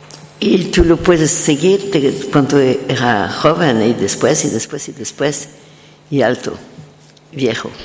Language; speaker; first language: Spanish; non-native, learner; French